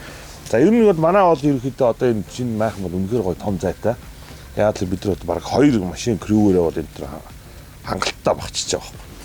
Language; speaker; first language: Mongolian; native; Mongolian